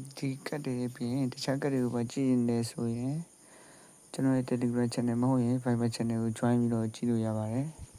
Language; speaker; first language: Burmese; native; Burmese